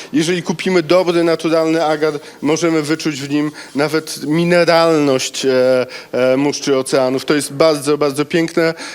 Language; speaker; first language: Polish; native; Polish